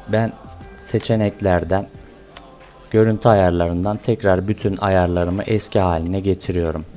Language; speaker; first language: Turkish; native; Turkish